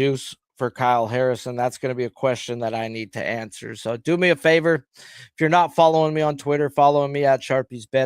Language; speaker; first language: English; native; English